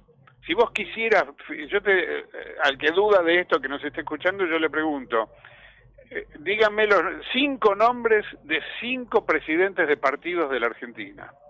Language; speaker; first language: Spanish; native; Spanish